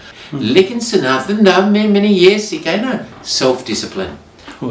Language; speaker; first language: Hindi; non-native, fluent; English